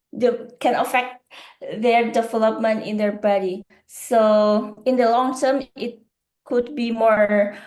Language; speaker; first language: English; non-native, learner; Indonesian